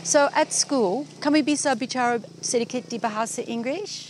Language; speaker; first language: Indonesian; non-native, learner; English